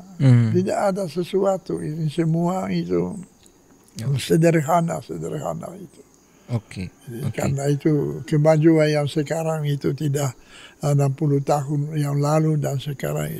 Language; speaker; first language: Indonesian; non-native, fluent; Polish